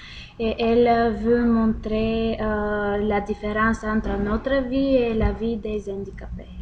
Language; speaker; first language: French; non-native, learner; Bulgarian